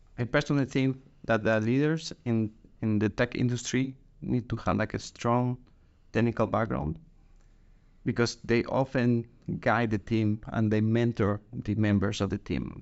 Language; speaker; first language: English; non-native, fluent; Spanish